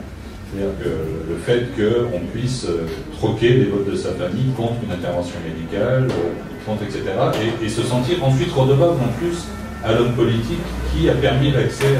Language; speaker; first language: French; native; French